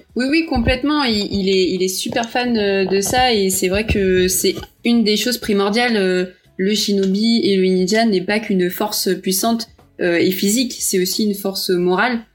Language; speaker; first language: French; early bilingual, other home language; Portuguese